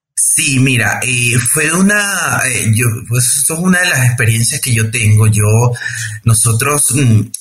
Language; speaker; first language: Spanish; native; Spanish